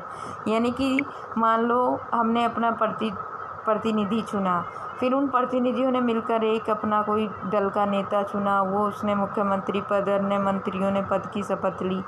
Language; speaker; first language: Hindi; native; Hindi